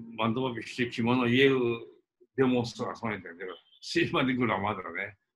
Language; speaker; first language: Portuguese; non-native, fluent; Japanese